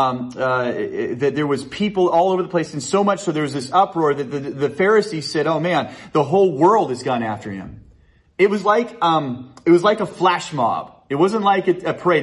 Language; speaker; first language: English; native; English